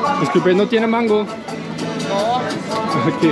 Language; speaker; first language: Spanish; non-native, learner; Korean